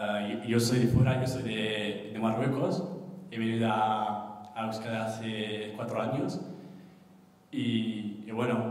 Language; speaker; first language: Spanish; non-native, fluent; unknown